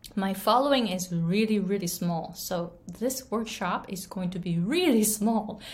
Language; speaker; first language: English; non-native, fluent; Japanese